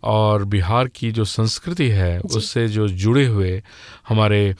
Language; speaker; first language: Hindi; native; Hindi